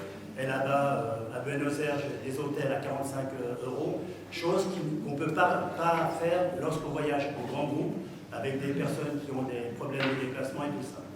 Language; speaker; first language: French; native; French